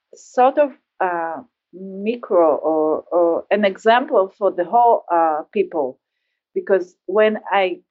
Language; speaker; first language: English; non-native, learner; Hebrew